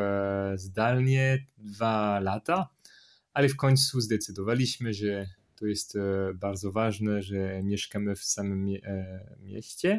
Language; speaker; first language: Polish; non-native, learner; French